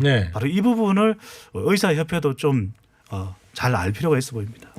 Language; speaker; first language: Korean; native; Korean